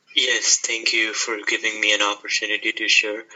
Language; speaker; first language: English; non-native, local second language; Hindi